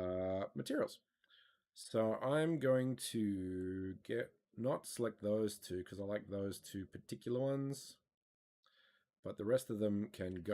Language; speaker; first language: English; native; English